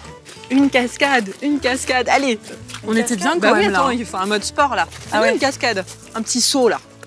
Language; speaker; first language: French; native; French